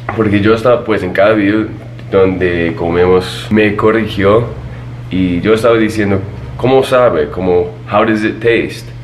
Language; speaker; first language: Spanish; non-native, fluent; English